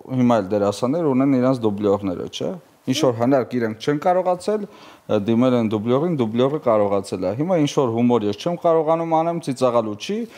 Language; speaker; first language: Armenian; native; Armenian